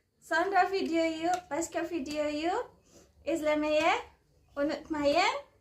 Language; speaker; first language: Turkish; non-native, learner; Indonesian